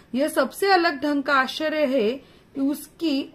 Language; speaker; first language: Hindi; non-native, local second language; Marathi